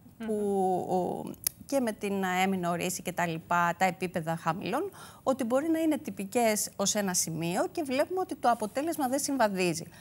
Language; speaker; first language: Greek; native; Greek